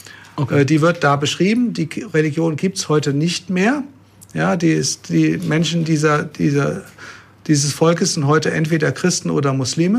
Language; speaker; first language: German; native; German